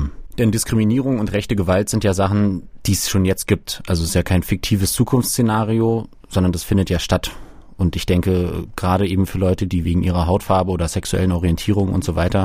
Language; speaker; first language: German; native; German